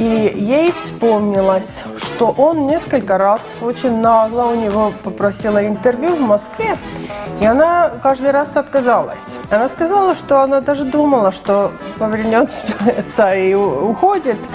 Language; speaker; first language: Russian; non-native, fluent; Estonian